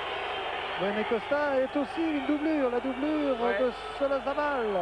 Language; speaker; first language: French; native; French